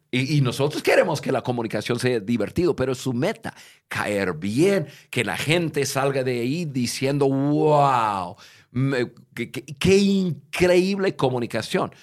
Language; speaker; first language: Spanish; non-native, fluent; English